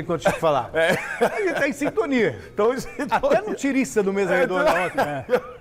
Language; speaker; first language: Portuguese; native; Portuguese